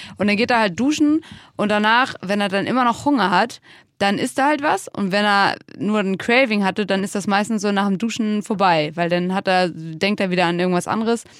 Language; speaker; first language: German; native; German